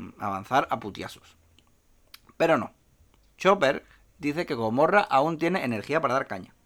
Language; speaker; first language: Spanish; native; Spanish